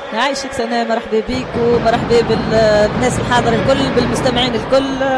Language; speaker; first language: Arabic; native; Arabic